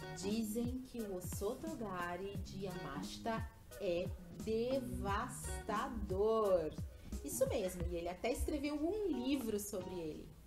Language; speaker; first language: Portuguese; native; Portuguese